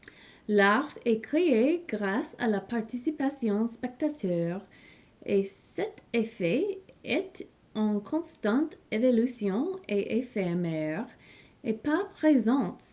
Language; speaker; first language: French; non-native, learner; English